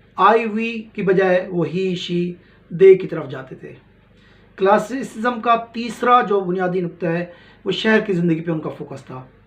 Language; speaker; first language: Urdu; non-native, local second language; Punjabi